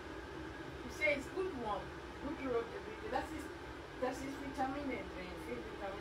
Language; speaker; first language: German; non-native, learner; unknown